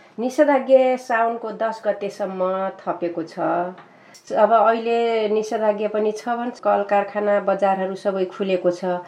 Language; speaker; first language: Nepali; native; Nepali